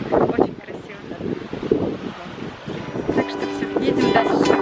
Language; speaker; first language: Russian; native; Russian